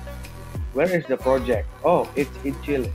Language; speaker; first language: English; non-native, fluent; Indonesian